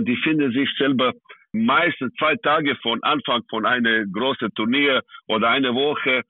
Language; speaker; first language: German; non-native, fluent; Serbian